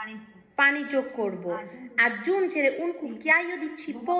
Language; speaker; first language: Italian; non-native, learner; Bangla